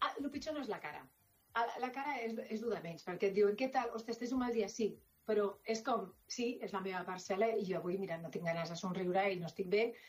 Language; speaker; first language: Catalan; non-native, local second language; Spanish